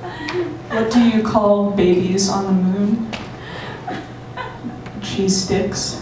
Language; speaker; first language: English; native; English